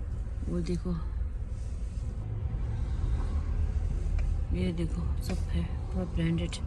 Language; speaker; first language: Hindi; non-native, local second language; Tibetan